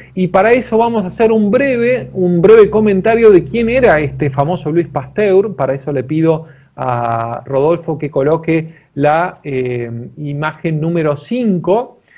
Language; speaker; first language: Spanish; native; Spanish